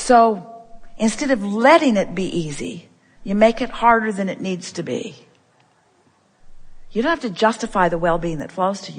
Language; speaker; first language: English; native; English